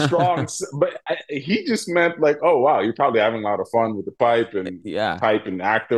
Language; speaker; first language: English; non-native, fluent; Dutch